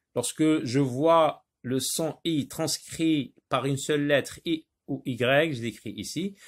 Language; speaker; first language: French; non-native, local second language; Arabic